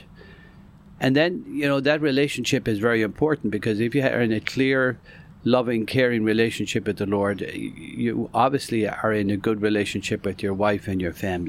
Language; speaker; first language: English; native; English